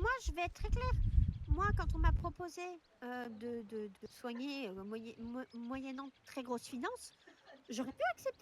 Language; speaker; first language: French; native; French